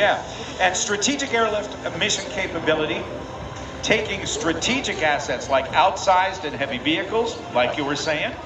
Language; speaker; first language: English; native; English